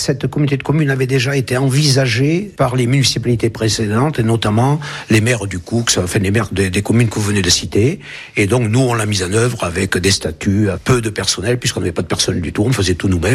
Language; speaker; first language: French; native; French